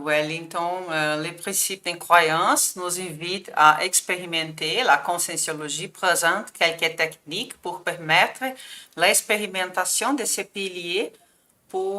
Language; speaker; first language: French; non-native, fluent; Portuguese